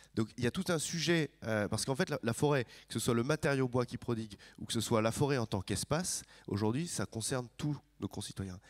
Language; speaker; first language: French; native; French